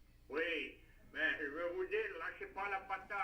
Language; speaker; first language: French; native; French